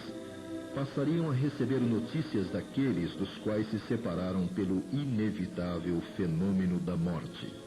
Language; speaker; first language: Portuguese; native; Portuguese